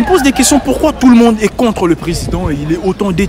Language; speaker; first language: French; native; French